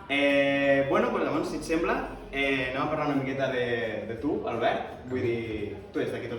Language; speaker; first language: Catalan; native; Catalan